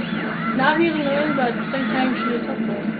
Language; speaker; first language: English; native; English